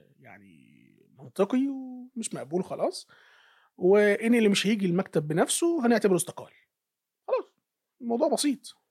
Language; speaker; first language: Arabic; native; Arabic